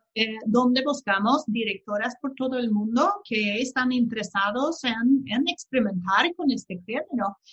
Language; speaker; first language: Spanish; non-native, fluent; Swedish